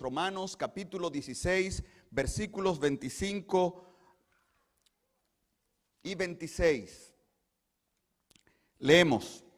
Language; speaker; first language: Spanish; native; Spanish